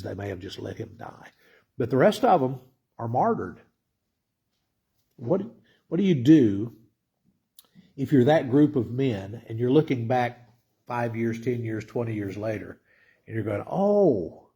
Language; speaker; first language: English; native; English